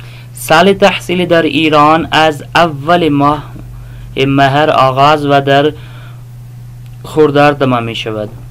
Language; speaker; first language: Persian; non-native, fluent; Urdu